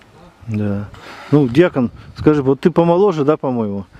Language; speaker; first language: Russian; native; Russian